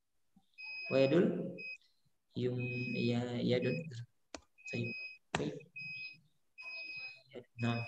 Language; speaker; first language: Arabic; non-native, learner; Indonesian